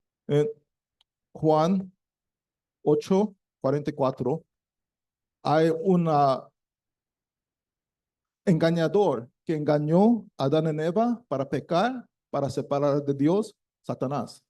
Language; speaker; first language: Spanish; non-native, learner; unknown